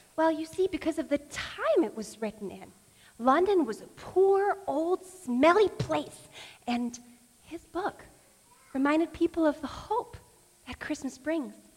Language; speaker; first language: English; native; English